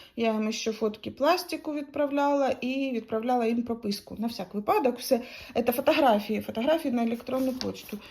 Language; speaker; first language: Ukrainian; native; Ukrainian